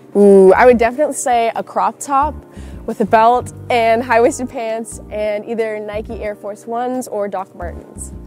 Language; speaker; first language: English; native; English